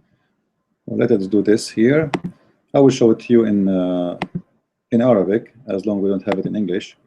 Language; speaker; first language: English; non-native, fluent; Arabic